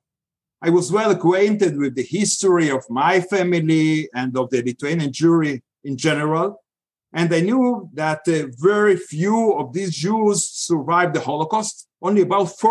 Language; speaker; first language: English; non-native, fluent; Yiddish